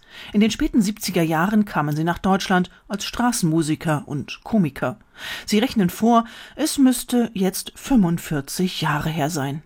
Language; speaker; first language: German; native; German